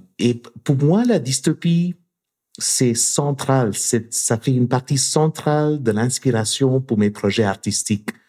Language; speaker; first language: French; non-native, fluent; English